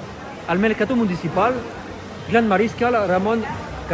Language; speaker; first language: Spanish; non-native, learner; French